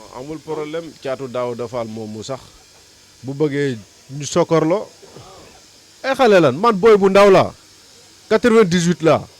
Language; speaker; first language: Wolof; native; Wolof